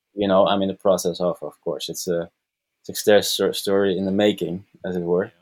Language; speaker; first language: English; non-native, fluent; Dutch